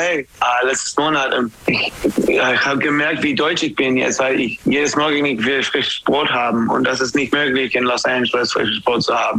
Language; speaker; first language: German; non-native, learner; English